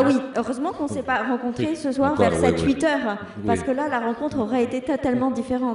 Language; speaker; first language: French; native; French